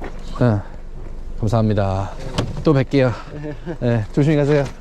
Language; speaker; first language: Korean; native; Korean